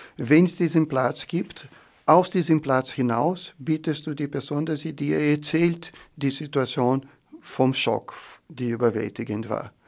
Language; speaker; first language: German; non-native, fluent; Portuguese